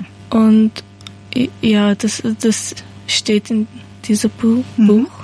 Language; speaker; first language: German; non-native, learner; Persian